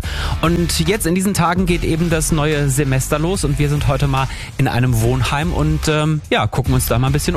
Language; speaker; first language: German; native; German